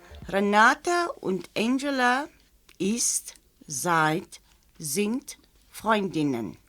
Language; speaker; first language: German; non-native, fluent; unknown